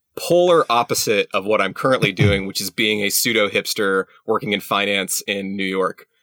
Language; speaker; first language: English; native; English